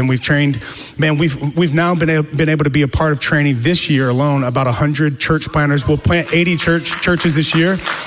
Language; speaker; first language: English; native; English